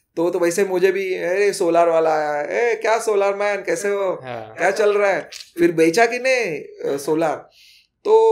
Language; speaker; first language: Hindi; non-native, local second language; Marathi